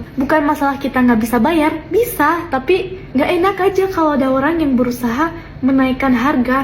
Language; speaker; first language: Indonesian; non-native, fluent; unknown